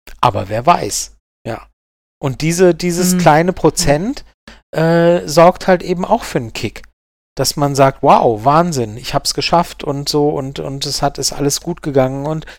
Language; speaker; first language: German; native; German